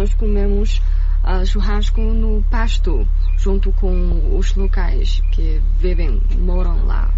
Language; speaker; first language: Portuguese; non-native, learner; Chinese